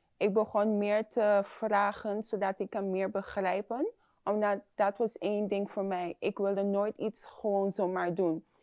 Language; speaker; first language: Dutch; non-native, fluent; English